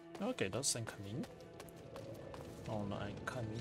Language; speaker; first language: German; non-native, fluent; Russian